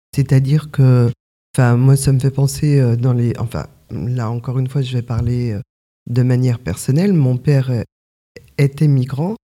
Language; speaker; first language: French; native; French